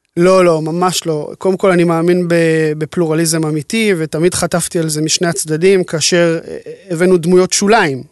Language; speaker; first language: Hebrew; native; Hebrew